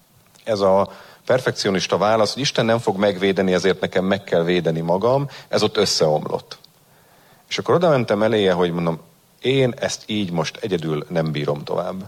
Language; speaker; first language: Hungarian; native; Hungarian